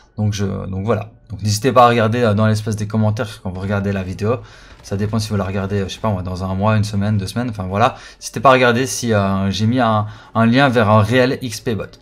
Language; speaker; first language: French; native; French